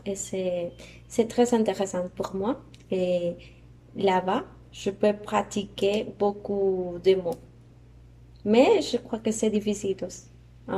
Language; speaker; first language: French; non-native, learner; Spanish